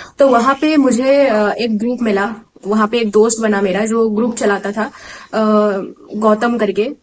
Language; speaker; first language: Hindi; non-native, local second language; Assamese